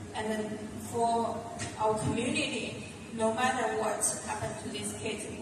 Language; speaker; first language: English; non-native, fluent; Chinese